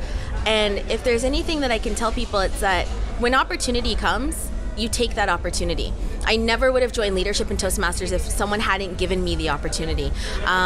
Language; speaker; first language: English; native; English